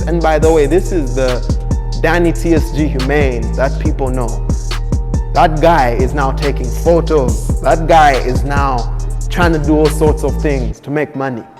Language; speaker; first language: English; non-native, local second language; Bemba